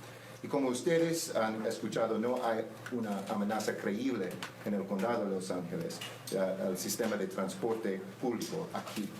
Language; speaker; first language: Spanish; non-native, learner; English